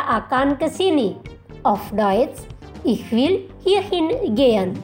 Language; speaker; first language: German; non-native, fluent; Indonesian